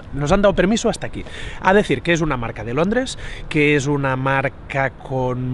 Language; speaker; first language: Spanish; native; Spanish